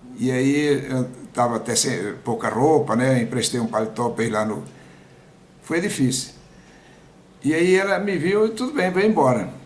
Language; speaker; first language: Portuguese; native; Portuguese